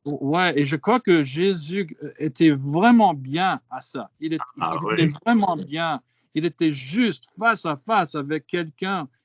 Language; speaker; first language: French; non-native, fluent; English